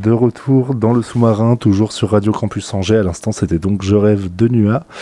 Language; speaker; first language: French; native; French